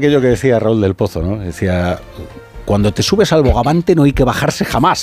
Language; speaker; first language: Spanish; native; Spanish